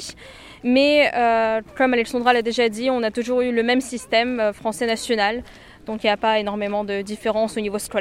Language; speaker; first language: French; non-native, fluent; Russian